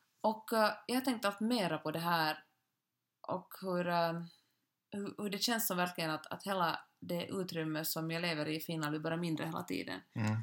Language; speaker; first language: Swedish; native; Swedish